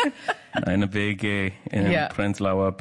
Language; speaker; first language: German; non-native, fluent; English